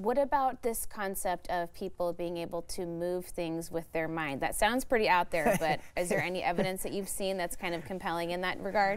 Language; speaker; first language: English; native; English